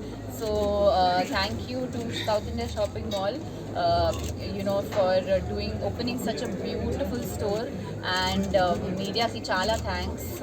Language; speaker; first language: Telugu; non-native, learner; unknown